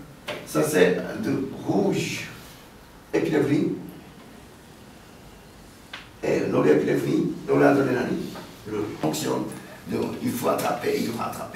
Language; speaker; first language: French; non-native, learner; Japanese